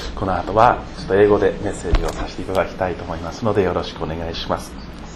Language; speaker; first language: Japanese; native; Japanese